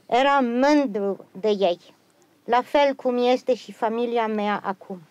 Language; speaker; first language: Romanian; non-native, learner; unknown